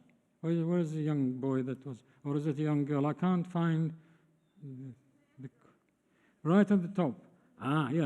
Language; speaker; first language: English; non-native, fluent; Arabic